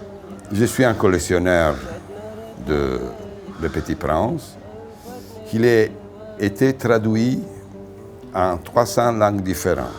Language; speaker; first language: French; non-native, fluent; Italian